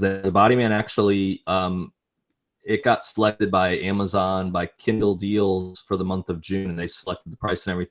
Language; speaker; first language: English; native; English